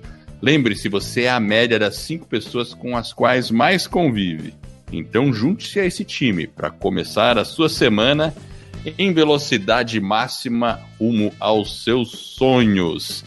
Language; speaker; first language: Portuguese; non-native, fluent; English